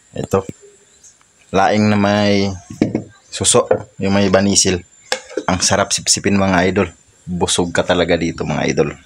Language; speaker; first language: Filipino; non-native, local second language; Cebuano